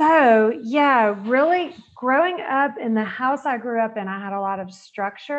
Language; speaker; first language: English; native; English